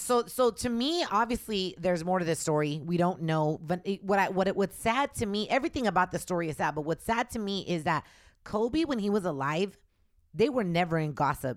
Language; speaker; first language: English; early bilingual, other home language; Spanish